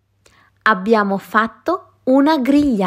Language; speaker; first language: Italian; non-native, fluent; Bangla